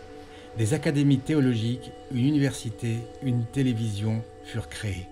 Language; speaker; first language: French; native; French